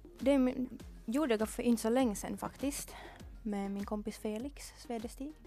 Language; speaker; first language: Swedish; native; Swedish